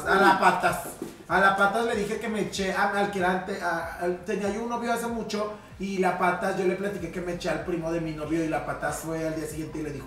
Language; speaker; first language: Spanish; native; Spanish